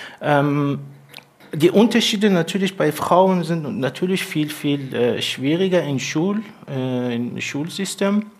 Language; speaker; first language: German; non-native, fluent; Persian